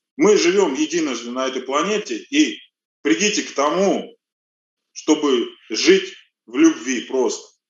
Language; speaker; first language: Russian; early bilingual, other home language; Armenian